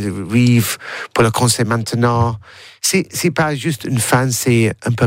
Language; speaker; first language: French; non-native, learner; English